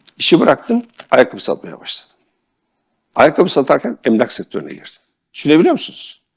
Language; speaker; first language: Turkish; native; Turkish